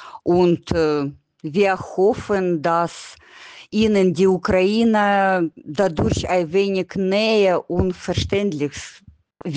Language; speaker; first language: German; non-native, learner; Ukrainian